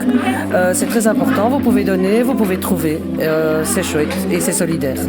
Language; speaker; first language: French; native; French